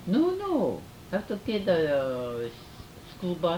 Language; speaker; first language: English; early bilingual, other home language; Japanese